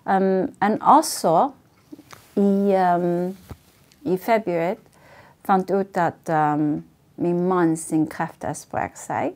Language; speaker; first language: Norwegian; non-native, fluent; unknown